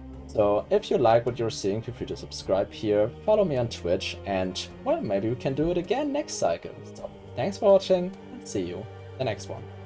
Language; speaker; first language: English; non-native, fluent; German